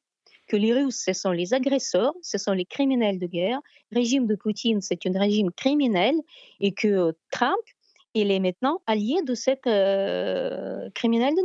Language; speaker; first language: French; non-native, fluent; Ukrainian